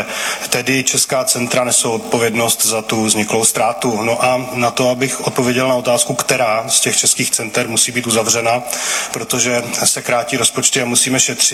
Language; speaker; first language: Czech; native; Czech